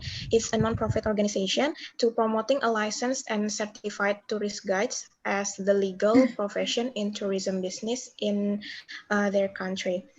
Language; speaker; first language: English; non-native, learner; Indonesian